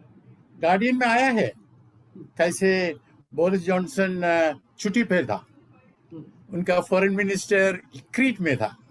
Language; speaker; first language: Hindi; non-native, local second language; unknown